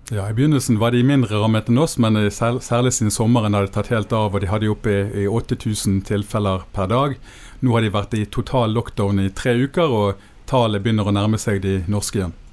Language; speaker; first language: Norwegian; native; Norwegian